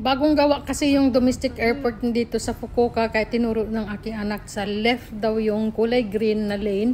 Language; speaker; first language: Filipino; native; Filipino